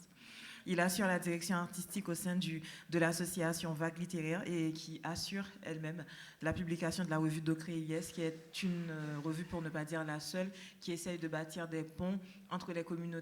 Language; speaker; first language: French; non-native, local second language; Haitian Creole